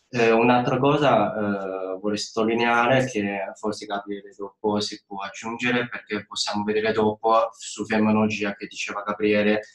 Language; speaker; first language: Italian; non-native, learner; Chinese